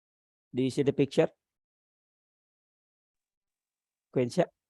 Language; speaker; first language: English; non-native, learner; Indonesian